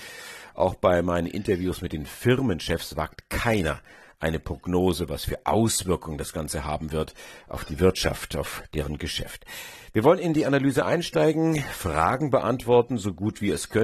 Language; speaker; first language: German; native; German